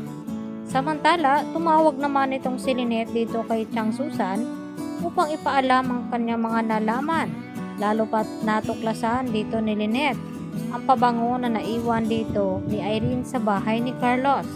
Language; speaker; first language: Filipino; native; Filipino